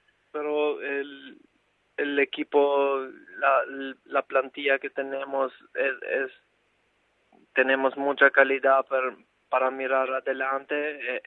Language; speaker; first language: Spanish; non-native, fluent; Albanian